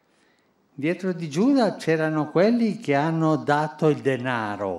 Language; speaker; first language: Italian; non-native, fluent; Spanish